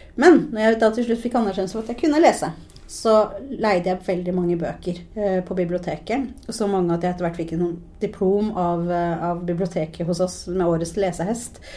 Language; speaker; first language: Norwegian; early bilingual, other home language; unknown